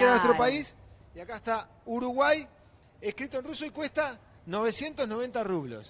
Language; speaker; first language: Spanish; native; Spanish